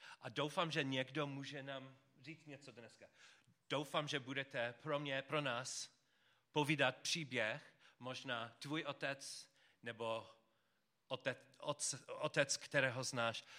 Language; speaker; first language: Czech; non-native, learner; English